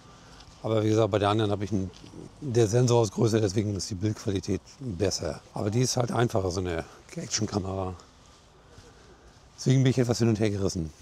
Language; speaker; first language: German; native; German